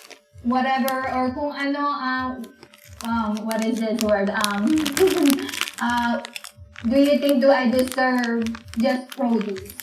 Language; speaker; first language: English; non-native, local second language; Filipino